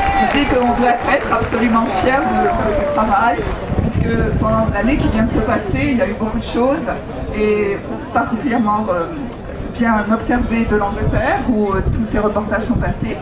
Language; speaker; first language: French; native; French